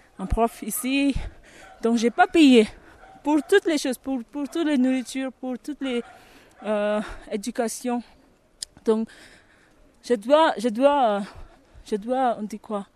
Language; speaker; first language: French; non-native, learner; Tibetan